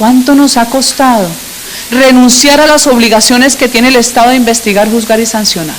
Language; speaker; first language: Spanish; native; Spanish